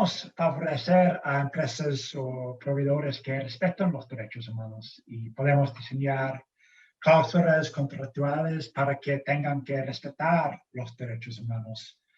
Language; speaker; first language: Spanish; non-native, fluent; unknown